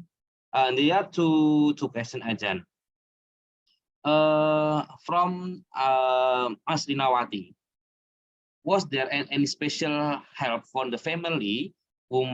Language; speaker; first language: English; non-native, learner; Indonesian